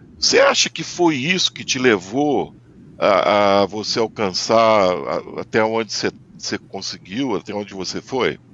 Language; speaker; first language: Portuguese; native; Portuguese